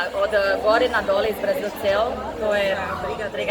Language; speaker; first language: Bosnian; non-native, learner; Portuguese